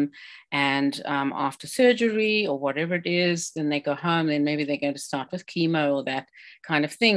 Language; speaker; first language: English; native; English